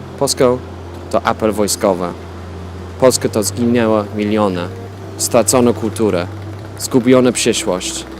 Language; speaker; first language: Polish; non-native, fluent; English